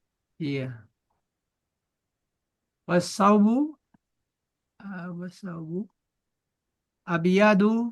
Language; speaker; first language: Arabic; non-native, learner; Indonesian